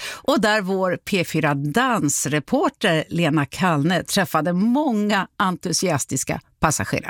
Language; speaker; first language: Swedish; native; Swedish